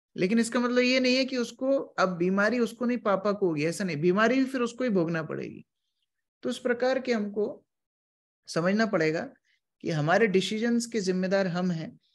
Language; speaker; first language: Hindi; native; Hindi